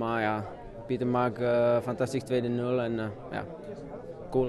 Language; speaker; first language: Dutch; non-native, learner; Czech